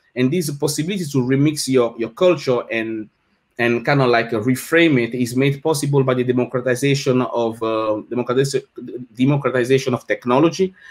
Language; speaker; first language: English; non-native, fluent; French